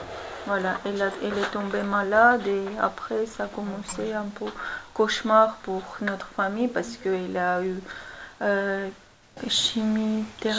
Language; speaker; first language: French; non-native, learner; Armenian